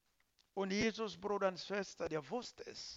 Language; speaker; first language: German; non-native, learner; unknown